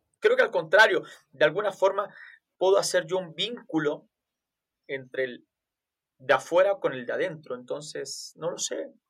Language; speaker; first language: Spanish; native; Spanish